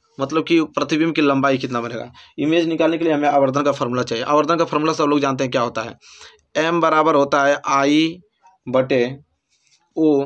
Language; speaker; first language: Hindi; native; Hindi